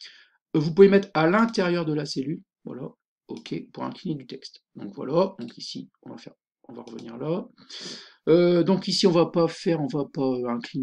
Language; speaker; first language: French; native; French